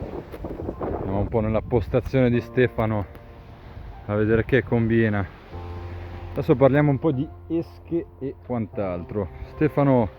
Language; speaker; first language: Italian; native; Italian